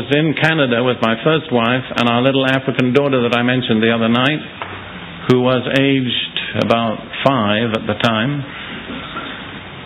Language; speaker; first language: English; native; English